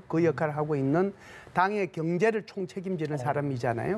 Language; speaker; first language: Korean; native; Korean